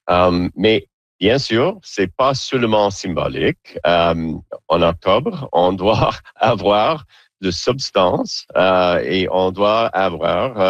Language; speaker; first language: French; non-native, learner; English